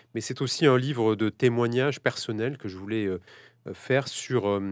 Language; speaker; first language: French; native; French